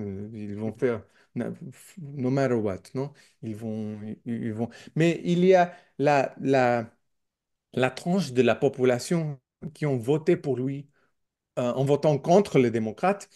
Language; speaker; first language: French; non-native, learner; English